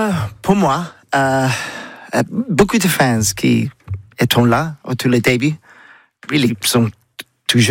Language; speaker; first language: French; non-native, learner; English